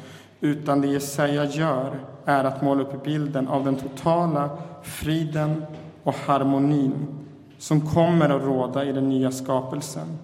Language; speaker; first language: Swedish; native; Swedish